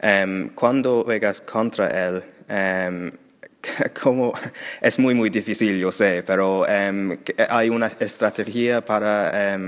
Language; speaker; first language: Spanish; non-native, learner; English